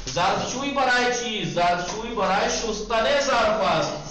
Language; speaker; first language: Persian; non-native, fluent; Urdu